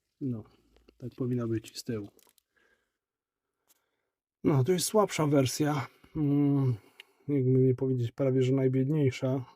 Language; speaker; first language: Polish; native; Polish